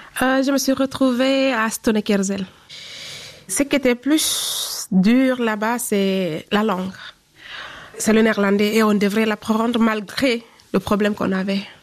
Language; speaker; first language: French; non-native, local second language; Fula